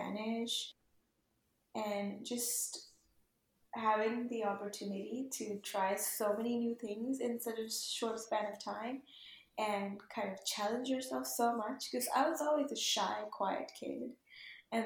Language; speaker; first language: English; non-native, local second language; Urdu